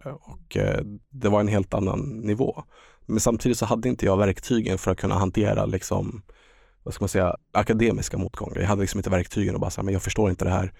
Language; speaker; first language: Swedish; early bilingual, other home language; Estonian